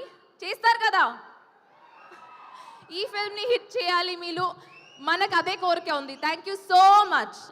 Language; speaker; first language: Telugu; non-native, fluent; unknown